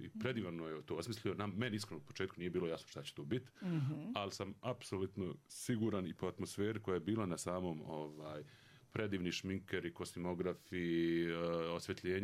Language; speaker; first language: Serbian; native; Serbian